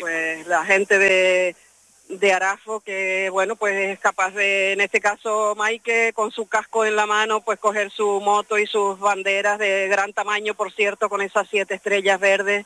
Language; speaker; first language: Spanish; native; Spanish